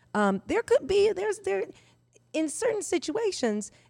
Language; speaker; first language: English; native; English